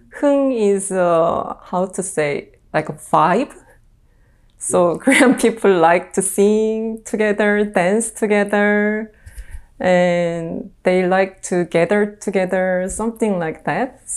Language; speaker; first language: English; non-native, fluent; Korean